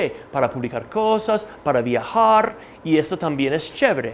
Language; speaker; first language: Spanish; non-native, fluent; English